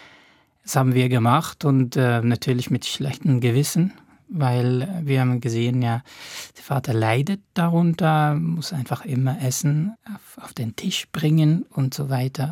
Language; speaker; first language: German; non-native, fluent; Arabic